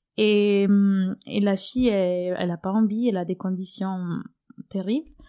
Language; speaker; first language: French; non-native, fluent; Spanish